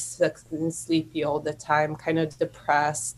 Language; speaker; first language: English; non-native, fluent; Polish